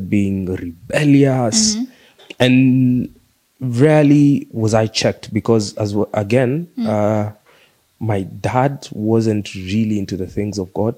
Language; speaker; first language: English; non-native, local second language; Swahili